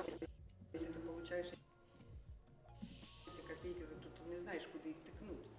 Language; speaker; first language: Russian; native; Russian